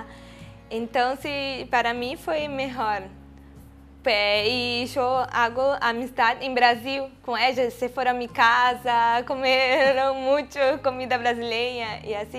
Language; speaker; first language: Spanish; non-native, learner; Portuguese